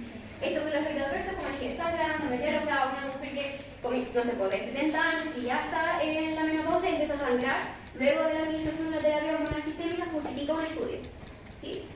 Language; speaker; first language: Spanish; native; Spanish